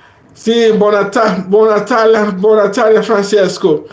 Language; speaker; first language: Italian; non-native, learner; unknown